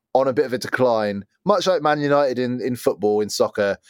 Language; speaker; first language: English; native; English